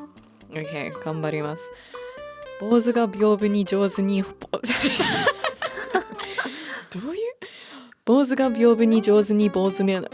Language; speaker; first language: Japanese; non-native, fluent; English